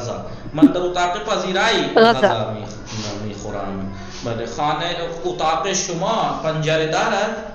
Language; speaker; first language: Persian; non-native, fluent; Urdu